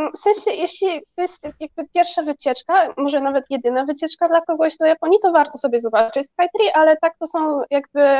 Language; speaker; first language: Polish; early bilingual, other home language; Japanese